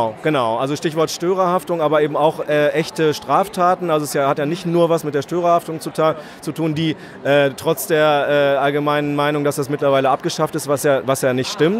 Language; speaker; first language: German; native; German